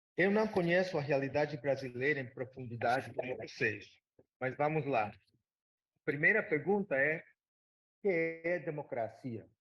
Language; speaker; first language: Portuguese; non-native, fluent; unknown